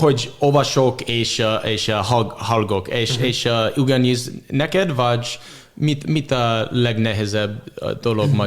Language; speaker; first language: Hungarian; non-native, learner; English